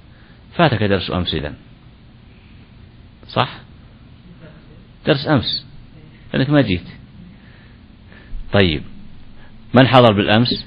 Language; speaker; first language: Arabic; native; Arabic